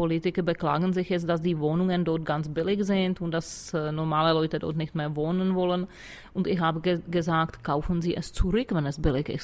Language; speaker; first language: German; non-native, fluent; Czech